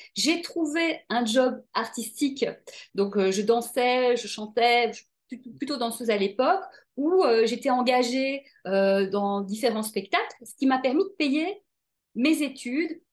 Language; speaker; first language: French; native; French